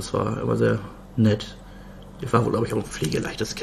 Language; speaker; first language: German; native; German